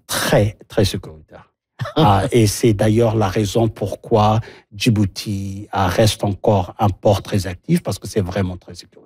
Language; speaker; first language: French; non-native, local second language; Somali